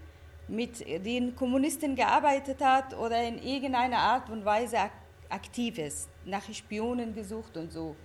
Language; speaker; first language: German; non-native, fluent; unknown